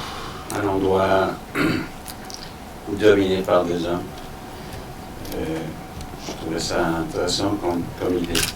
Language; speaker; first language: French; non-native, fluent; Danish